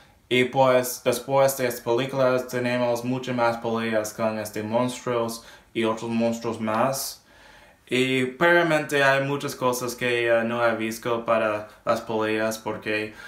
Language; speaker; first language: Spanish; non-native, learner; English